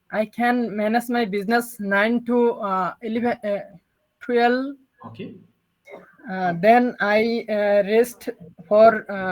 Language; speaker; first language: English; non-native, learner; Bangla